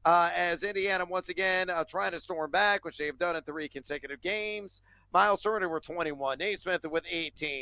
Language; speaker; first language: English; native; English